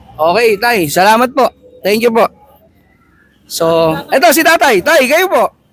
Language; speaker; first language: Filipino; native; Filipino